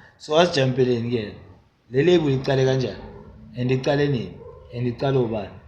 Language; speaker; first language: Zulu; native; Zulu